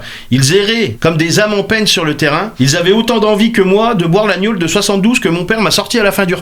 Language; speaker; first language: French; native; French